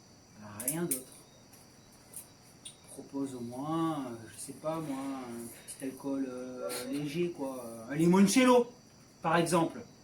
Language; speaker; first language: French; native; French